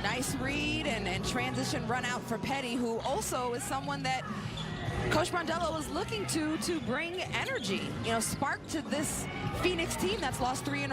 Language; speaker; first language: English; native; English